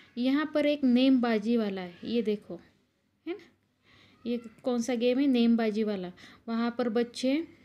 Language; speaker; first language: Hindi; non-native, local second language; Marathi